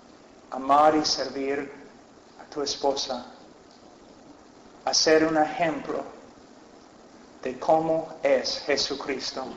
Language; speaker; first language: Spanish; non-native, fluent; English